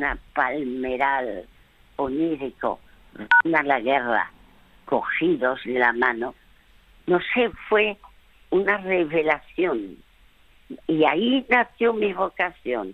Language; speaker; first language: Spanish; early bilingual, other home language; French